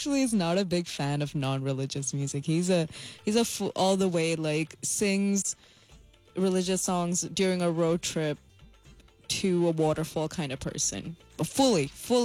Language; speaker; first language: English; non-native, local second language; Malayalam